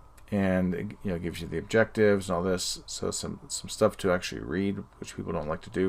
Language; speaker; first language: English; native; English